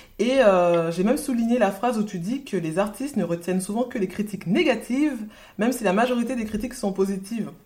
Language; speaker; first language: French; native; French